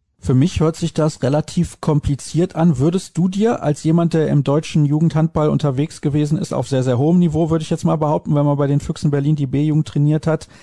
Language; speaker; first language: German; native; German